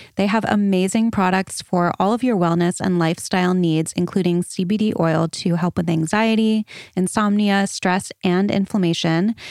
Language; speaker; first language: English; native; English